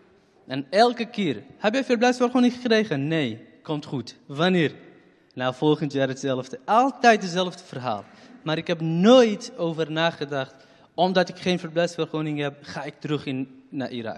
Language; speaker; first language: Dutch; non-native, fluent; Kurdish